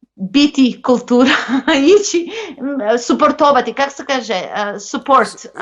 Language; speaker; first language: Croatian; non-native, local second language; Macedonian